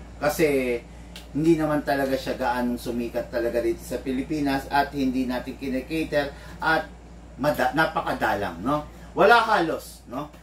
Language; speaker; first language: Filipino; native; Filipino